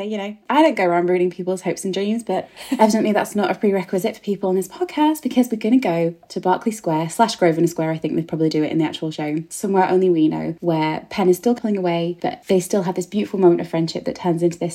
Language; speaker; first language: English; native; English